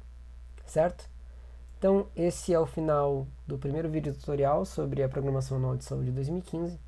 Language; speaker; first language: Portuguese; native; Portuguese